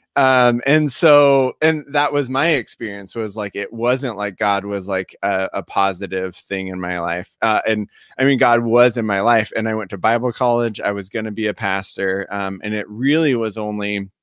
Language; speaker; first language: English; native; English